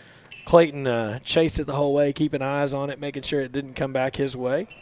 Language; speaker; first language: English; native; English